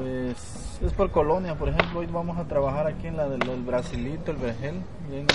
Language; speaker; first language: Spanish; native; Spanish